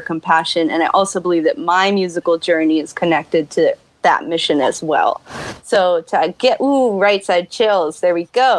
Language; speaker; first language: English; native; English